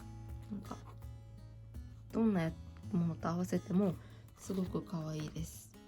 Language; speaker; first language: Japanese; native; Japanese